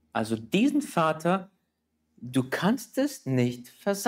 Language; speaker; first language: German; native; German